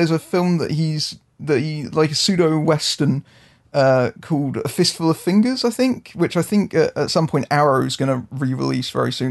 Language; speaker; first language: English; native; English